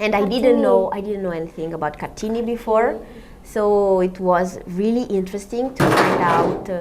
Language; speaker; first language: English; non-native, fluent; Italian